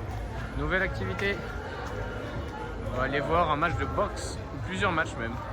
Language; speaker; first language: French; native; French